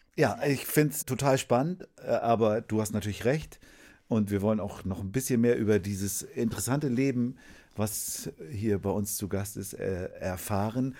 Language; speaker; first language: German; native; German